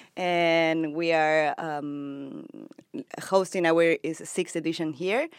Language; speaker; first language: English; non-native, fluent; Spanish